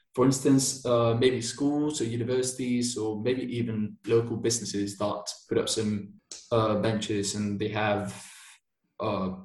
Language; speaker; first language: English; non-native, fluent; Spanish